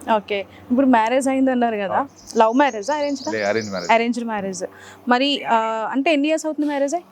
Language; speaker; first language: Telugu; native; Telugu